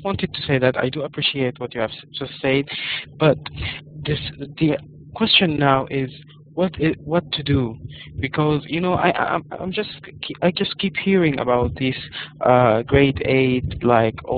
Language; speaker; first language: English; non-native, fluent; Arabic